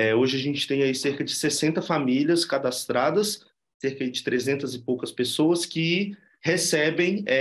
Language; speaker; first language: Portuguese; native; Portuguese